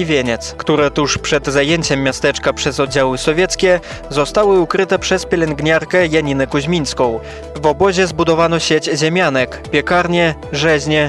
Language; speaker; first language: Polish; native; Polish